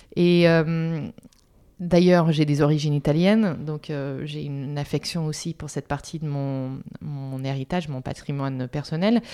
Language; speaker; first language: French; non-native, fluent; English